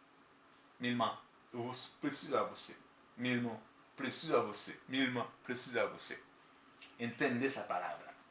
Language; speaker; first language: Portuguese; non-native, learner; Haitian Creole